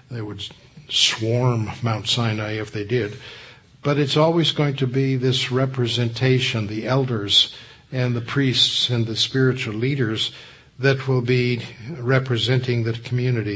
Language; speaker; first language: English; native; English